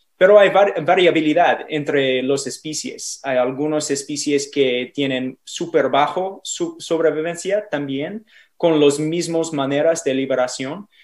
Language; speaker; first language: Spanish; non-native, learner; English